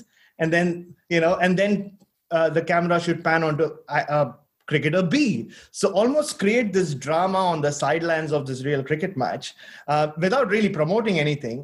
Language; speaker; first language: English; non-native, local second language; Tamil